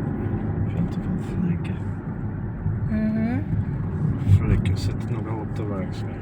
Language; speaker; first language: Dutch; native; Dutch